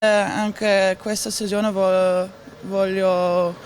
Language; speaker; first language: Italian; non-native, learner; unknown